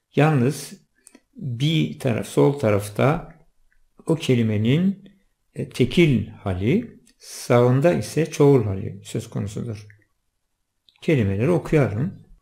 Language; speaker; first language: Turkish; non-native, local second language; Zaza